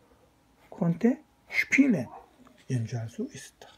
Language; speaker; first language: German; non-native, fluent; Korean